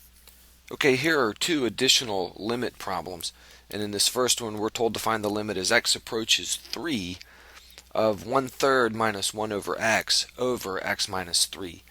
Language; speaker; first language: English; native; English